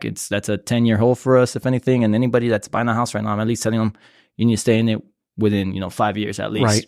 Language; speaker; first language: English; native; English